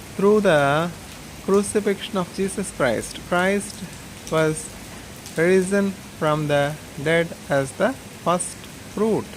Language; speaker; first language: English; non-native, local second language; Telugu